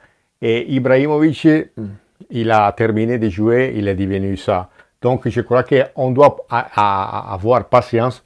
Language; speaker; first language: French; non-native, fluent; Italian